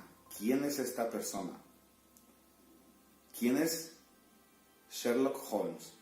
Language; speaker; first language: Spanish; non-native, fluent; Polish